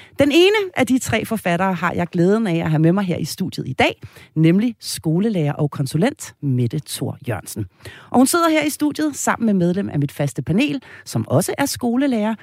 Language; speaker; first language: Danish; native; Danish